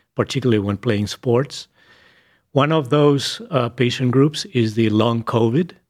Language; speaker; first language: English; non-native, fluent; Spanish